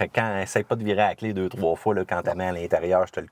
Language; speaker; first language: French; native; French